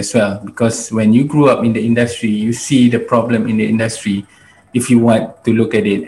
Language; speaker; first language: English; non-native, local second language; Malay